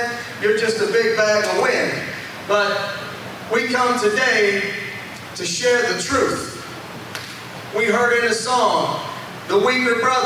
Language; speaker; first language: English; native; English